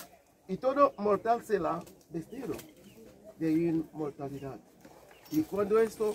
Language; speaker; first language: Spanish; non-native, learner; Haitian Creole